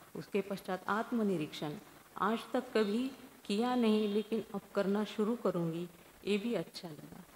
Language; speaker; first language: Hindi; non-native, local second language; Marathi